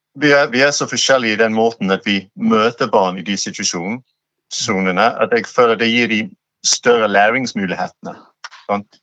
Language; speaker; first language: Norwegian; non-native, fluent; English